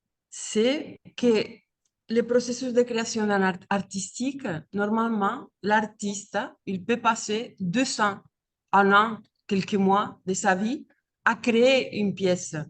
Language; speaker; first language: French; non-native, fluent; Spanish